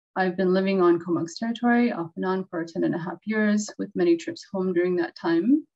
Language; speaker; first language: English; native; English